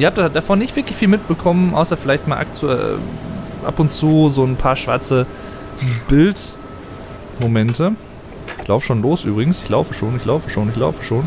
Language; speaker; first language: German; native; German